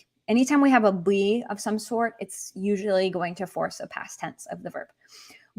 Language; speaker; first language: English; native; English